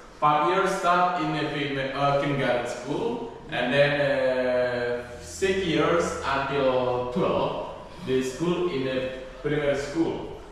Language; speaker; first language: English; non-native, learner; Balinese